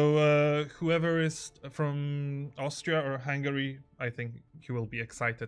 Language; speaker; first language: English; non-native, fluent; Polish